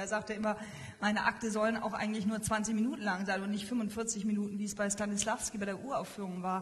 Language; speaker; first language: German; native; German